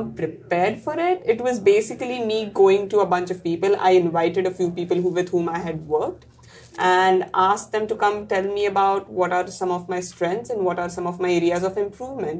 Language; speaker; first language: English; non-native, local second language; Marathi